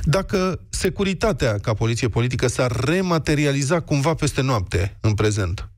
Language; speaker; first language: Romanian; native; Romanian